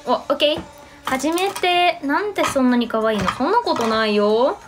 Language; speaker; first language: Japanese; non-native, fluent; Russian